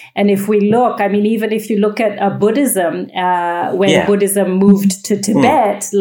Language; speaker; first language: English; native; English